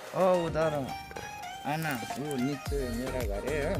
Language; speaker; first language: Hindi; non-native, local second language; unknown